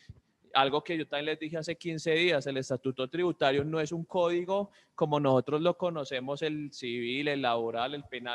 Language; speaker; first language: Spanish; native; Spanish